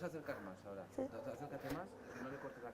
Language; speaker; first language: Spanish; native; Spanish